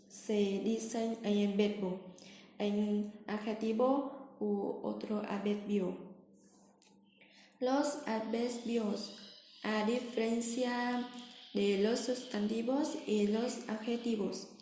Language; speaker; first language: Spanish; non-native, learner; Vietnamese